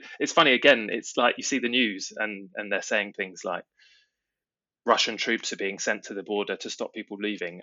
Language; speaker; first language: English; native; English